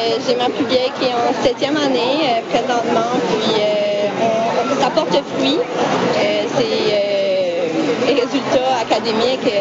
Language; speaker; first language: French; native; French